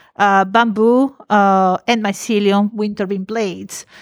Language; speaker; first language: English; non-native, fluent; Italian